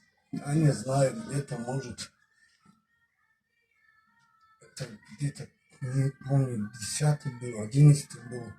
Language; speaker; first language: Russian; non-native, fluent; Tajik